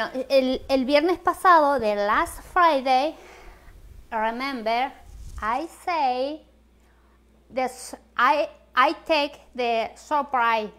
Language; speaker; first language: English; non-native, learner; Spanish